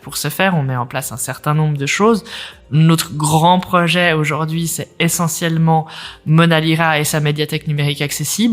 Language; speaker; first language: French; native; French